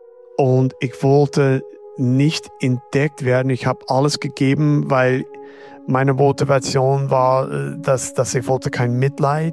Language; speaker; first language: German; non-native, fluent; English